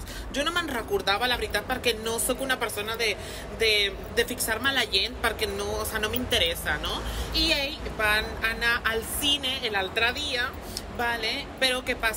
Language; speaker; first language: Catalan; early bilingual, other home language; Spanish